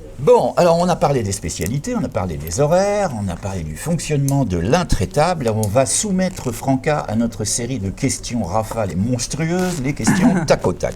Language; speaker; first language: French; native; French